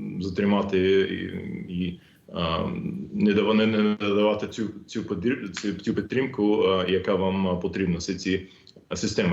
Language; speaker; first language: Ukrainian; non-native, fluent; English